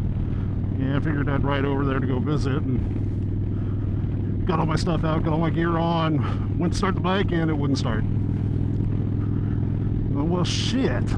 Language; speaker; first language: English; native; English